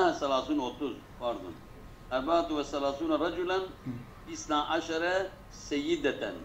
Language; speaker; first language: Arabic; non-native, learner; Turkish